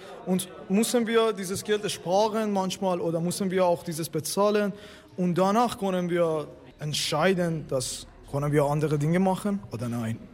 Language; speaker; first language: German; non-native, learner; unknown